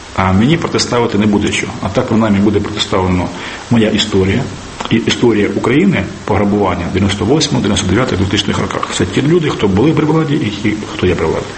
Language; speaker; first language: Ukrainian; native; Ukrainian